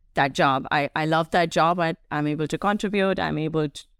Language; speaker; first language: English; non-native, local second language; Hindi